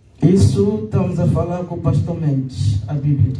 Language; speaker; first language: Portuguese; non-native, local second language; Lingala